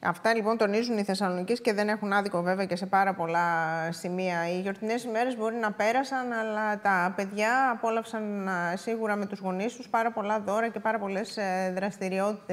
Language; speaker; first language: Greek; native; Greek